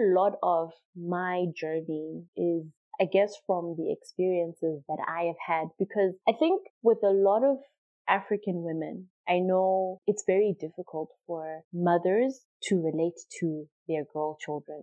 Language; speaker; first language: English; non-native, local second language; Shona